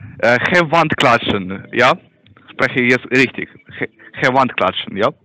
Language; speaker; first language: German; non-native, learner; Russian